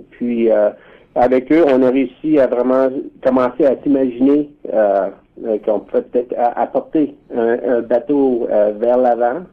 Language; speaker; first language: French; native; French